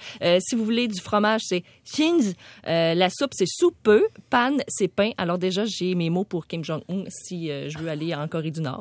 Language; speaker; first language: French; native; French